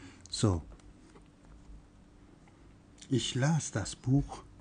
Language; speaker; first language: German; non-native, fluent; Persian